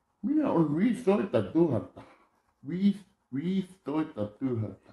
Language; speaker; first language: Finnish; non-native, learner; Thai